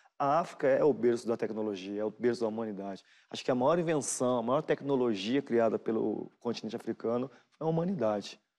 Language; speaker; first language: Portuguese; native; Portuguese